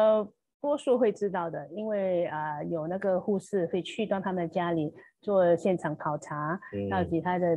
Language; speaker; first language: Chinese; native; Chinese